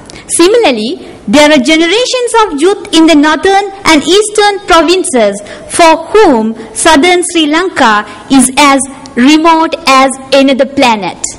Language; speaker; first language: English; non-native, local second language; Tamil